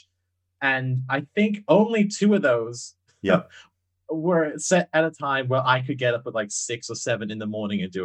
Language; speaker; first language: English; native; English